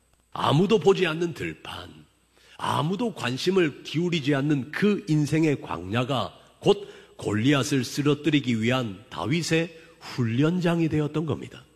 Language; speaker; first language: Korean; native; Korean